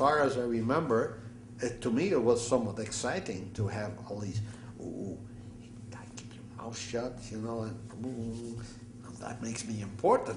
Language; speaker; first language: English; non-native, fluent; Dutch